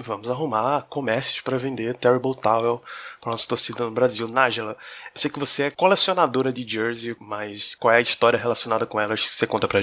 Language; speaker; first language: Portuguese; native; Portuguese